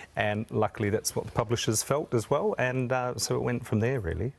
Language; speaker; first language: English; native; English